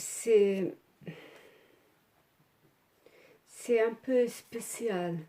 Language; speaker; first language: French; non-native, learner; Portuguese